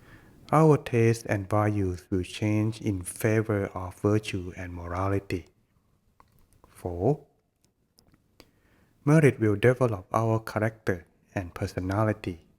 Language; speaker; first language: English; non-native, fluent; Thai